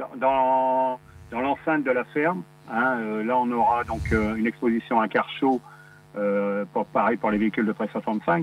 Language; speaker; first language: French; native; French